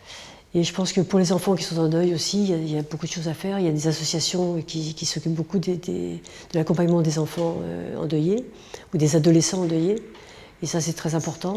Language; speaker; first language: French; native; French